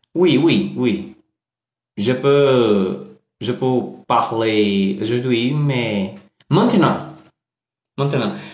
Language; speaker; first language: French; non-native, learner; Portuguese